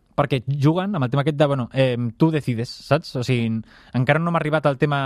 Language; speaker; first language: Catalan; native; Catalan